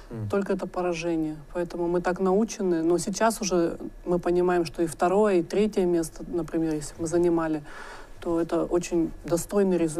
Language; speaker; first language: Russian; native; Russian